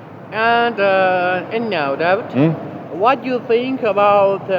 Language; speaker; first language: English; non-native, learner; Georgian